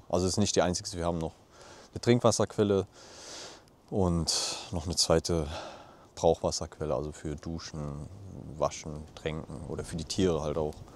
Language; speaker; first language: German; native; German